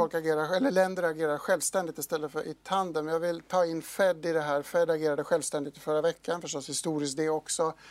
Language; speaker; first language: Swedish; native; Swedish